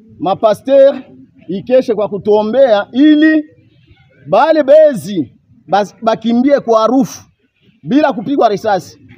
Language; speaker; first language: Swahili; native; Swahili